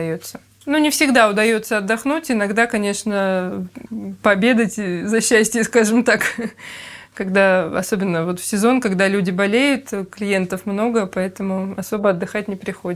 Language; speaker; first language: Russian; native; Russian